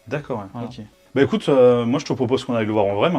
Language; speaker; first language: French; native; French